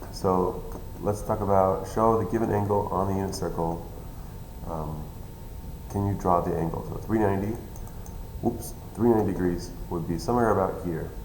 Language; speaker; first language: English; native; English